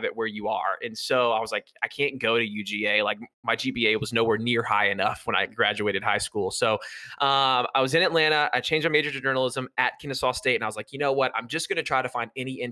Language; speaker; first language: English; native; English